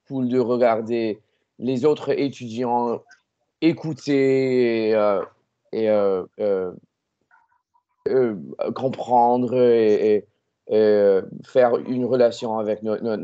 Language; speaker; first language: French; non-native, learner; English